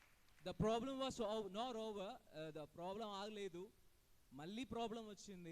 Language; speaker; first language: Telugu; non-native, fluent; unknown